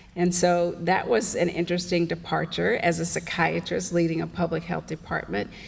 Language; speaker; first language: English; native; English